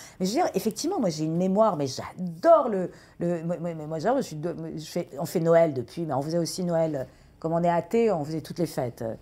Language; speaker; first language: French; early bilingual, other home language; Persian